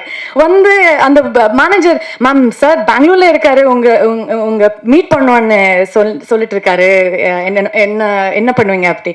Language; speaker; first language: Tamil; non-native, learner; Kannada